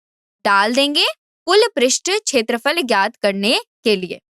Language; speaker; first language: Hindi; native; Hindi